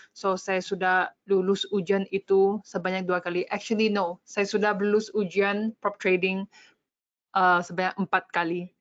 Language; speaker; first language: Malay; non-native, local second language; English